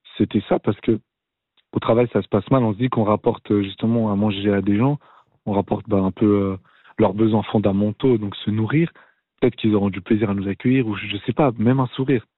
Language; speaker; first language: French; native; French